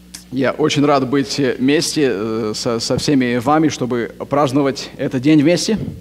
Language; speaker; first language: Russian; native; Russian